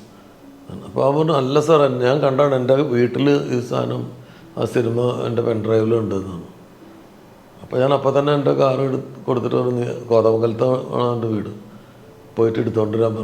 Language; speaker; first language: Malayalam; native; Malayalam